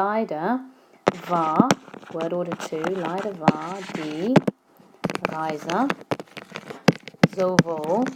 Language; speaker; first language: German; non-native, fluent; English